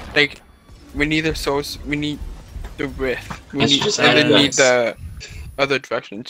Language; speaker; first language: English; native; English